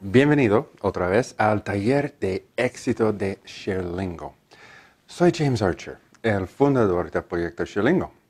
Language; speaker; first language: Spanish; non-native, learner; English